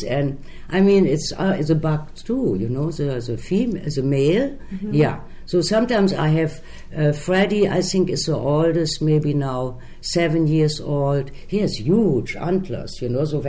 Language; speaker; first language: English; non-native, fluent; German